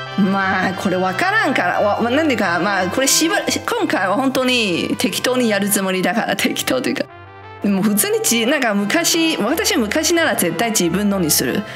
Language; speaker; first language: Japanese; non-native, fluent; Chinese